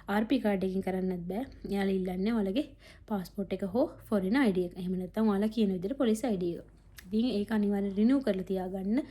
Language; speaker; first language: Sinhala; native; Sinhala